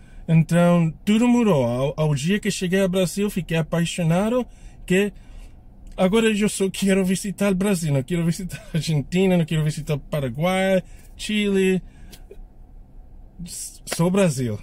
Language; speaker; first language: Portuguese; non-native, learner; English